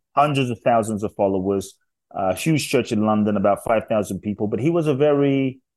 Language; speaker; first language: English; native; English